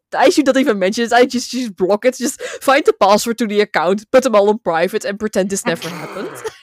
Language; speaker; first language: English; non-native, fluent; Dutch